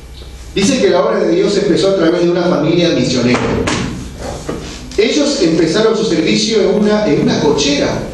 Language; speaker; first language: Spanish; non-native, fluent; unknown